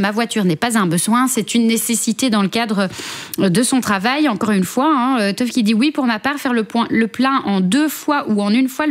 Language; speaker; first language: French; native; French